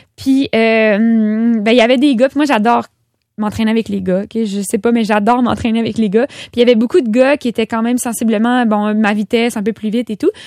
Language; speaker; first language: French; native; French